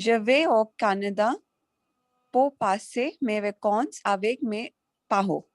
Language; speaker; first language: French; non-native, learner; Hindi